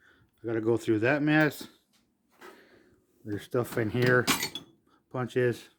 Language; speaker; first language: English; native; English